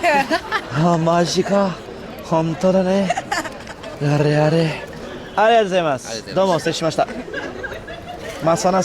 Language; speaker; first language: Japanese; non-native, learner; English